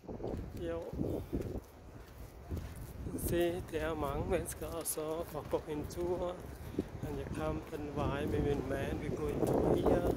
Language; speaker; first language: Danish; non-native, learner; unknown